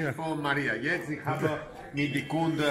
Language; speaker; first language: German; non-native, learner; Spanish